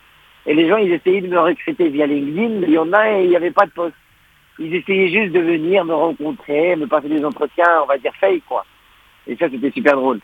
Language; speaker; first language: French; non-native, local second language; Arabic